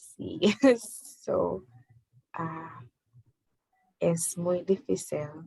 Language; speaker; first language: Spanish; non-native, learner; English